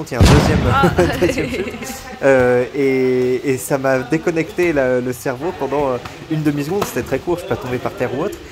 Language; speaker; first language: French; native; French